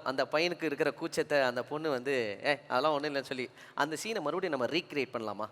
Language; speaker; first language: Tamil; native; Tamil